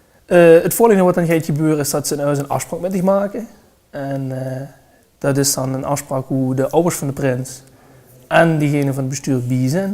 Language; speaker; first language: Dutch; native; Dutch